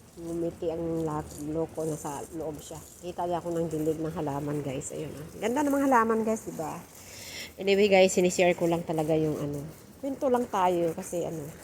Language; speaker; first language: Filipino; non-native, local second language; Cebuano